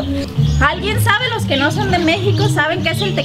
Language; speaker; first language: Spanish; native; Spanish